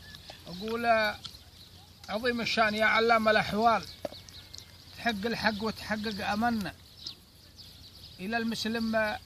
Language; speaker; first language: Arabic; native; Arabic